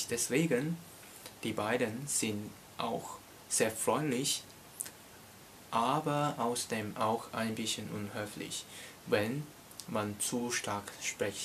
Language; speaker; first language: German; non-native, learner; Cantonese